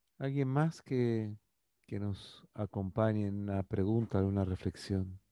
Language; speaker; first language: Spanish; native; Spanish